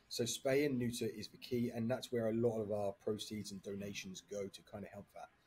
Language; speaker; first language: English; native; English